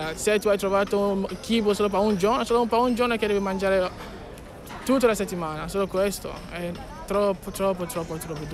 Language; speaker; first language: Italian; non-native, learner; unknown